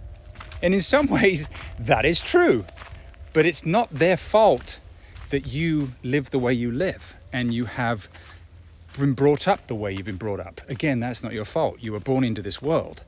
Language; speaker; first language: English; native; English